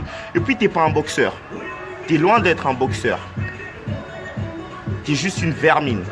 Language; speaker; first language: French; non-native, local second language; Lingala